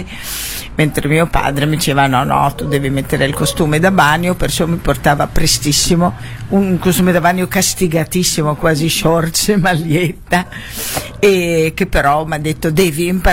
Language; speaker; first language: Italian; non-native, fluent; Arabic